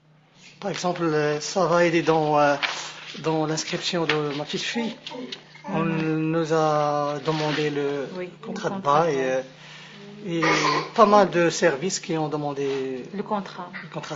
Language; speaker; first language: French; non-native, local second language; Arabic